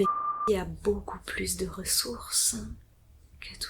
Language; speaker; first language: French; native; French